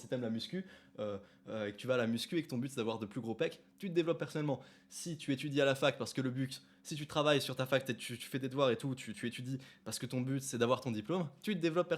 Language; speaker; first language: French; native; French